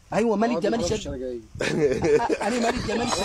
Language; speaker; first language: Arabic; native; Arabic